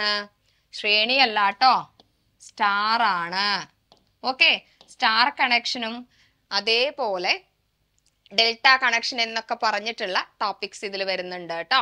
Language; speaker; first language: Malayalam; native; Malayalam